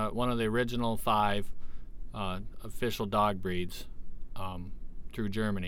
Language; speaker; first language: English; native; English